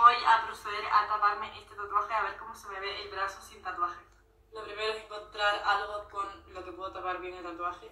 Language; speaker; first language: Spanish; native; Spanish